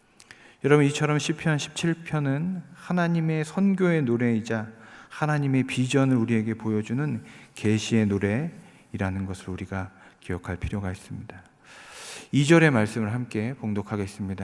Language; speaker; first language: Korean; native; Korean